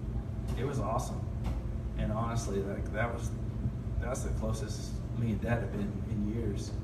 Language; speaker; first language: English; native; English